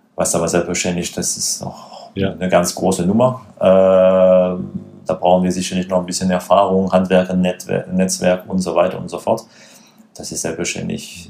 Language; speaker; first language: German; non-native, fluent; French